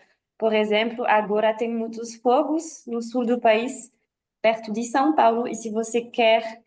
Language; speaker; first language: Portuguese; non-native, fluent; French